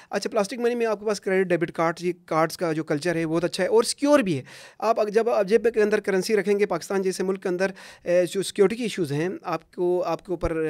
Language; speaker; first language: Urdu; non-native, local second language; Punjabi